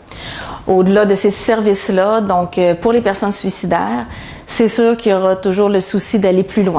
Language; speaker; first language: French; native; French